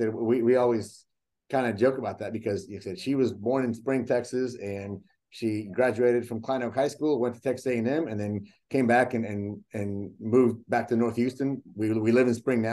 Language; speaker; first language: English; early bilingual, other home language; Spanish